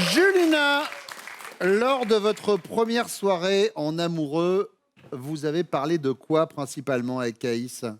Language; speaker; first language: French; native; French